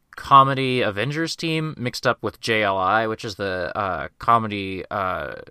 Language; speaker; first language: English; native; English